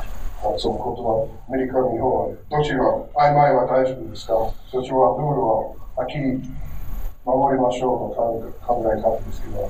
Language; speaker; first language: Japanese; non-native, learner; English